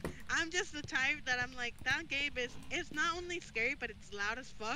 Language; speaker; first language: English; non-native, fluent; Spanish